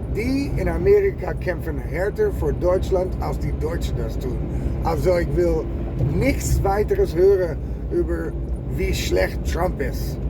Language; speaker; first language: German; non-native, fluent; English